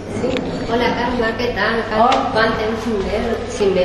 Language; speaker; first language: Catalan; non-native, learner; Spanish